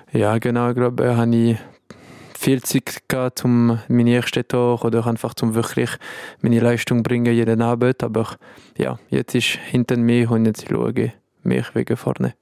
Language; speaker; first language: German; non-native, local second language; French